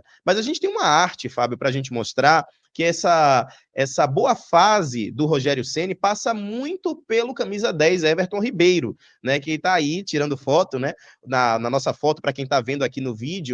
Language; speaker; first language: Portuguese; native; Portuguese